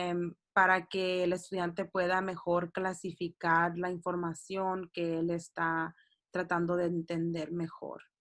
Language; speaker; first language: Spanish; early bilingual, heritage; Spanish